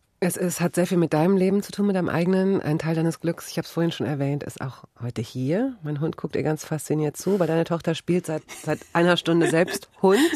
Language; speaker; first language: German; native; German